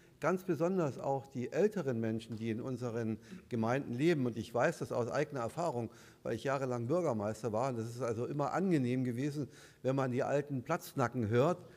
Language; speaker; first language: German; native; German